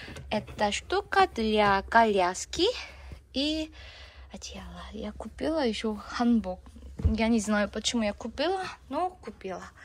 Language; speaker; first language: Russian; non-native, learner; Korean